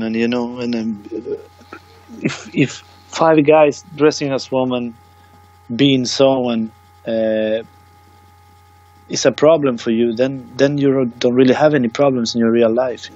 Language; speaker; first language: English; non-native, fluent; Swedish